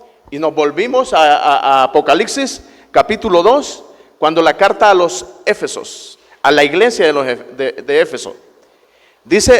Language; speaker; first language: Spanish; native; Spanish